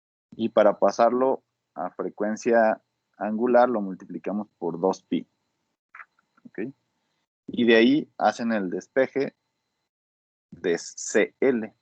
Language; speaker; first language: Spanish; native; Spanish